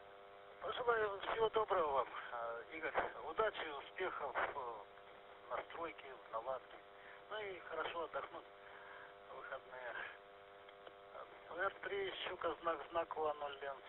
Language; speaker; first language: Russian; native; Russian